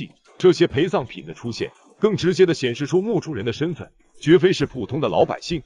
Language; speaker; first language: Chinese; native; Chinese